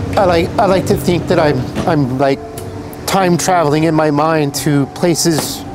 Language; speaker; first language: English; early bilingual, other home language; Spanish